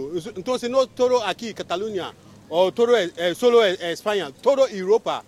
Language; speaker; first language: Spanish; non-native, learner; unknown